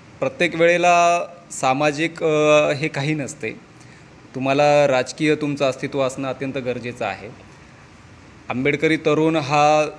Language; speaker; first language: Marathi; native; Marathi